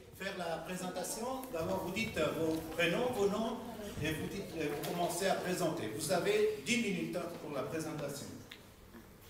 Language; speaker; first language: French; non-native, fluent; Spanish